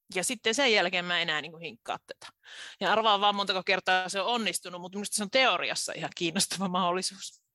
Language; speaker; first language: Finnish; native; Finnish